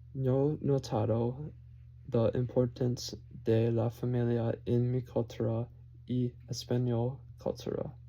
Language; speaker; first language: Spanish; non-native, learner; English